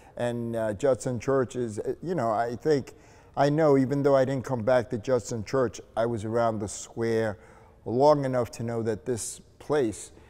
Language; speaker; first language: English; native; English